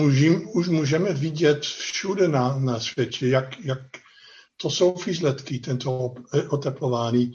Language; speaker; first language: Czech; non-native, fluent; Dutch